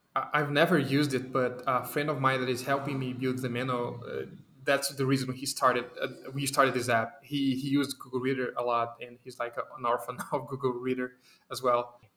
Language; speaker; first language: English; non-native, fluent; Portuguese